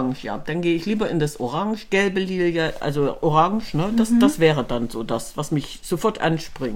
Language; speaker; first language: German; native; German